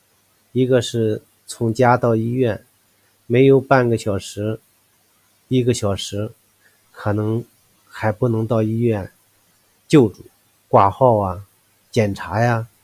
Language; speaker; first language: Chinese; native; Chinese